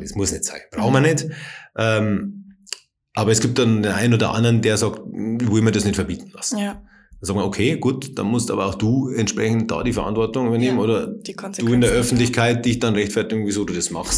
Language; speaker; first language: German; native; German